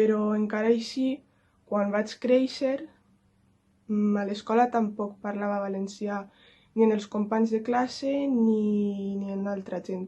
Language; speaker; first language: Catalan; non-native, local second language; Spanish